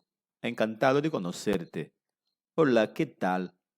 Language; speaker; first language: Spanish; non-native, fluent; Portuguese